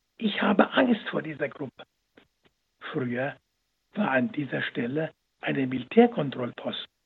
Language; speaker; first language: German; native; German